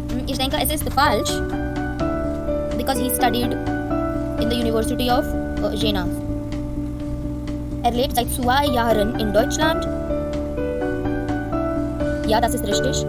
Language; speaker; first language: German; non-native, fluent; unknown